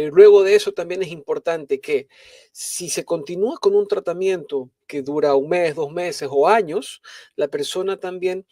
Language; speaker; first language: Spanish; native; Spanish